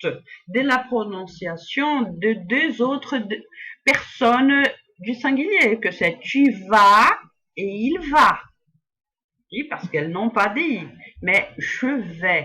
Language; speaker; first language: French; non-native, fluent; Portuguese